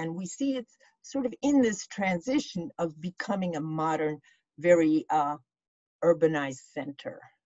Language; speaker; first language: English; early bilingual, other home language; Ukrainian